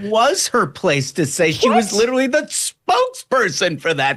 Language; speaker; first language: English; native; English